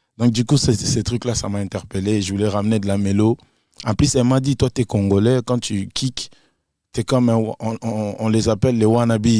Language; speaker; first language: French; non-native, local second language; Lingala